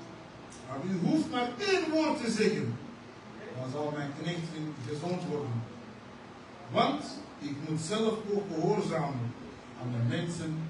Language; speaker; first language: Dutch; non-native, fluent; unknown